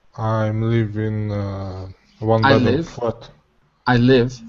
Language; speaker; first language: English; non-native, learner; Russian